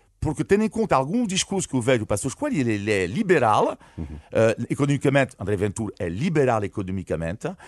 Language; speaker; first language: Portuguese; non-native, fluent; French